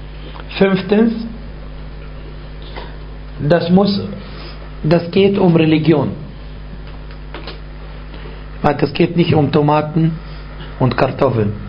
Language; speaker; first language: German; non-native, fluent; Arabic